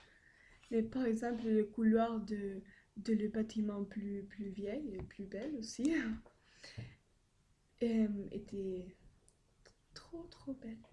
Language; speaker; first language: French; non-native, learner; Spanish